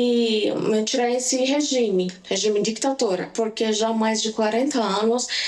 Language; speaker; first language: Portuguese; non-native, learner; Persian